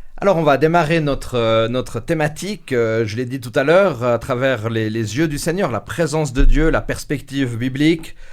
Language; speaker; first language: French; native; French